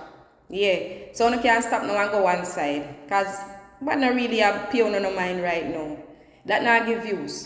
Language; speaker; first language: English; non-native, local second language; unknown